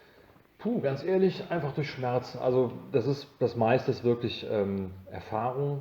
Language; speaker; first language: German; native; German